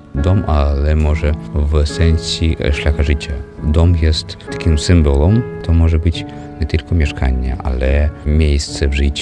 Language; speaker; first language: Polish; non-native, learner; Ukrainian